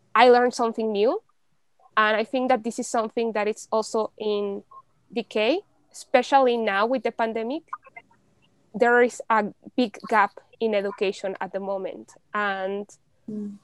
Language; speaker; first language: English; non-native, fluent; Spanish